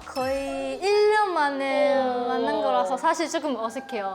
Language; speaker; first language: Korean; non-native, fluent; Chinese